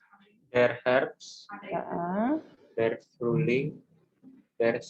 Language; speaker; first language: German; non-native, learner; Indonesian